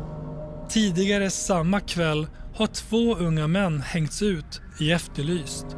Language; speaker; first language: Swedish; native; Swedish